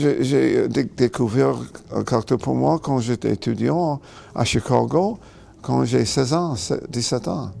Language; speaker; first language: French; non-native, learner; English